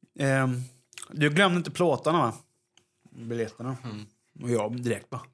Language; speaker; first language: Swedish; native; Swedish